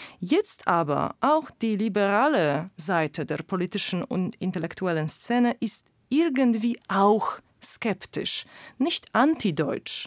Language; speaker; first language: German; non-native, fluent; Polish